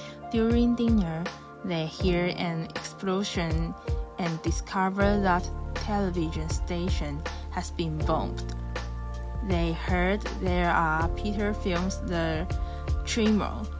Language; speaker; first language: English; non-native, learner; Chinese